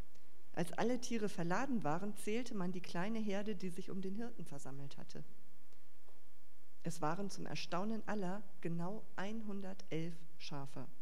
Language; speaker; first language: German; native; German